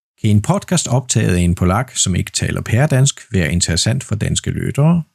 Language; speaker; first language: Danish; non-native, fluent; Polish